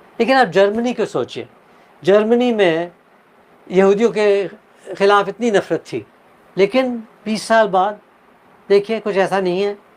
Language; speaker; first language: Hindi; native; Hindi